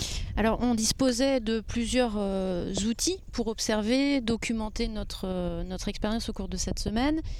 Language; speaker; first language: French; native; French